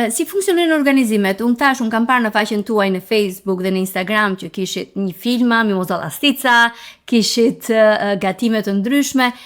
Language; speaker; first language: Albanian; native; Albanian